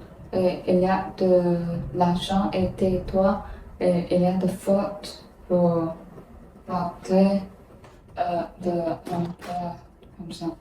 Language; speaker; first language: French; non-native, learner; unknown